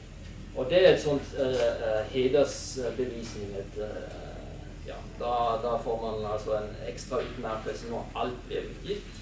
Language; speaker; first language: Norwegian; non-native, fluent; German